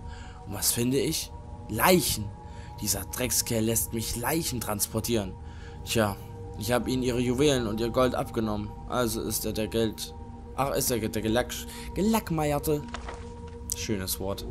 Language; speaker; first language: German; native; German